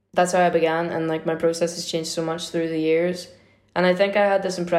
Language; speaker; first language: English; native; English